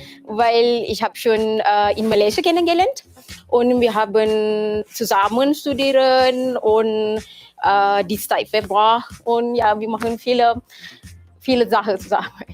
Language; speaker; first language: German; non-native, learner; Malay